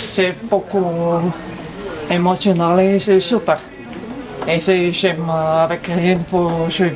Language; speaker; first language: French; non-native, learner; Bulgarian